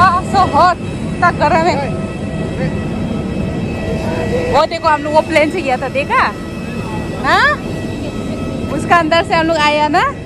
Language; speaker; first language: Hindi; non-native, local second language; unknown